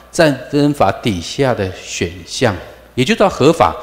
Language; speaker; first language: Chinese; native; Chinese